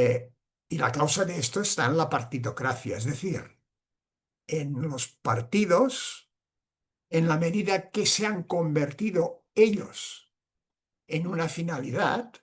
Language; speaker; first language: Spanish; non-native, local second language; Catalan